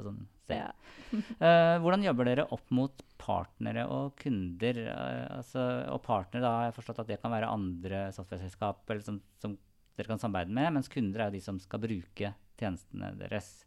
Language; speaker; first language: Norwegian; native; Norwegian